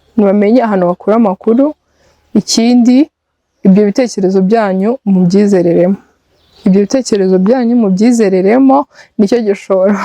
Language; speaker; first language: Kinyarwanda; native; Kinyarwanda